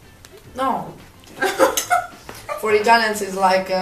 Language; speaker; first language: English; non-native, fluent; Italian